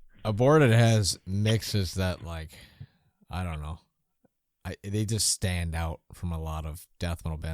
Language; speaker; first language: English; native; English